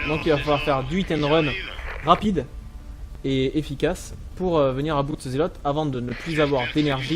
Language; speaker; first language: French; native; French